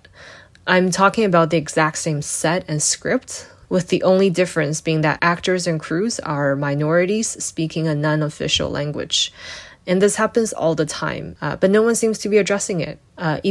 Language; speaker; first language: English; native; English